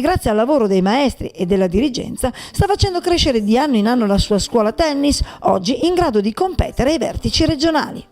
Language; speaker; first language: Italian; native; Italian